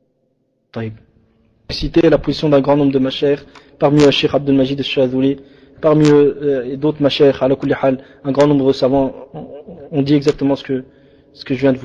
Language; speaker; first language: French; native; French